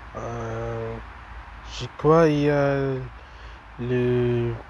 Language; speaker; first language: French; non-native, learner; English